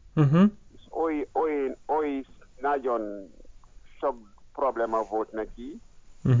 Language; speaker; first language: Hungarian; non-native, learner; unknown